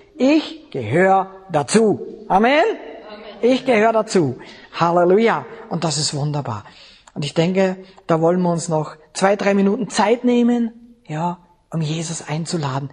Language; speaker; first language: German; native; German